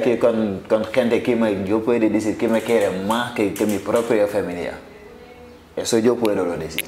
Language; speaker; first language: Spanish; non-native, learner; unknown